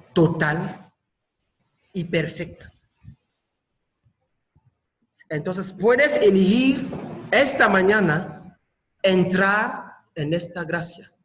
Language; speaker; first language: Spanish; non-native, fluent; French